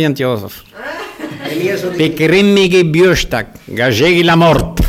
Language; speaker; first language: German; early bilingual, heritage; German